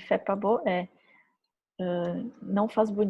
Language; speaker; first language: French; non-native, fluent; Portuguese